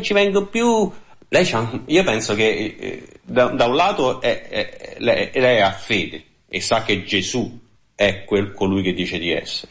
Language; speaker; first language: Italian; native; Italian